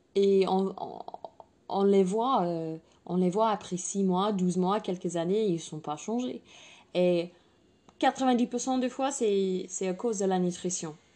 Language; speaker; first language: French; non-native, fluent; English